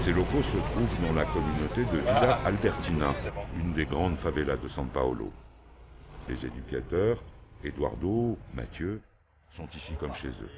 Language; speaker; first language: French; native; French